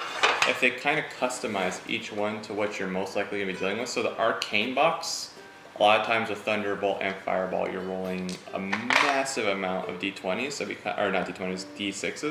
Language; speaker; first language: English; native; English